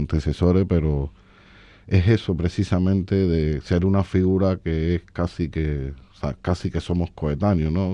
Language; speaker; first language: Spanish; native; Spanish